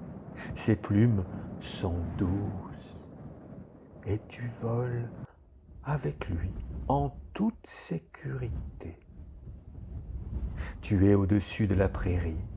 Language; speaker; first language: French; native; French